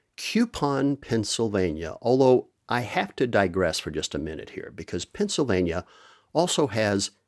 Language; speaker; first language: English; native; English